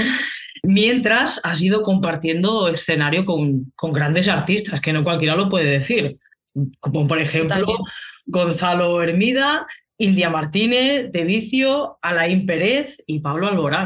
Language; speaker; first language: Spanish; native; Spanish